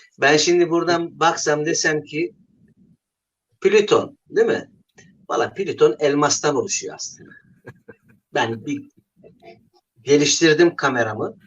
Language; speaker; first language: Turkish; native; Turkish